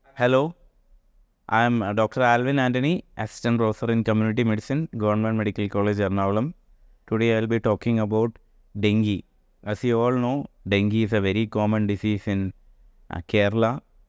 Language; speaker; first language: English; non-native, local second language; Malayalam